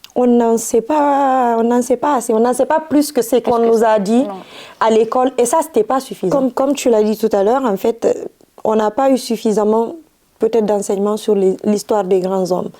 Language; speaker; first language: French; non-native, local second language; Fula